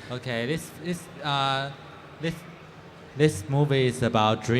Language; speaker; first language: English; non-native, fluent; Chinese